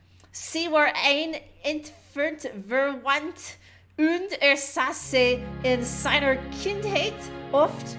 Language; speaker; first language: German; non-native, learner; English